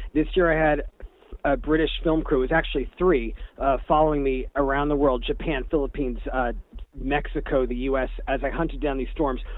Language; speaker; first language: English; native; English